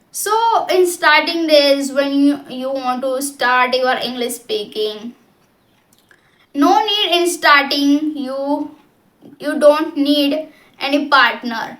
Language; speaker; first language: English; non-native, local second language; Hindi